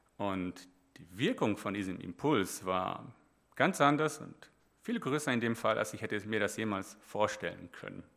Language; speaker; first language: German; native; German